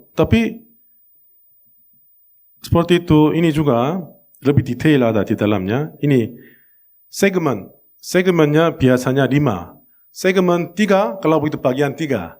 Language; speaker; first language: Indonesian; non-native, fluent; Korean